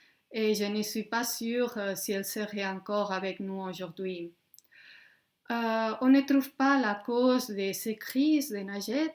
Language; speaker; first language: French; non-native, fluent; Spanish